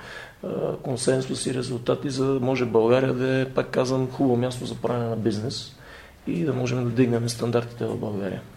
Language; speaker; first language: Bulgarian; native; Bulgarian